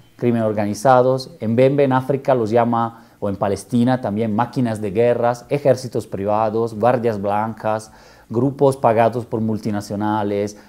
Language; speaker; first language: Spanish; non-native, fluent; Italian